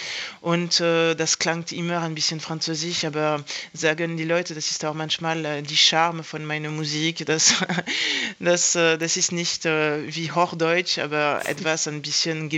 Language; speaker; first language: German; non-native, fluent; French